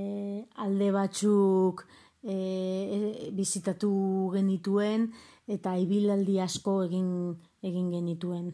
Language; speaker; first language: Basque; non-native, local second language; Spanish